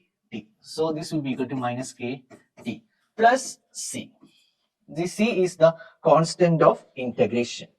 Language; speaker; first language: English; non-native, local second language; Malayalam